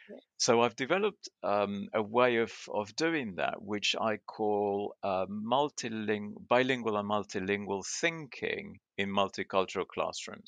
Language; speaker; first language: English; early bilingual, other home language; Spanish